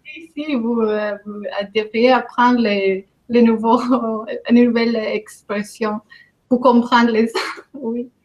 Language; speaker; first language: French; non-native, learner; Greek